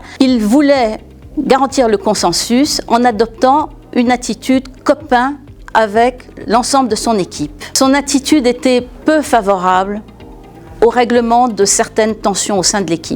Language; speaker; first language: French; native; French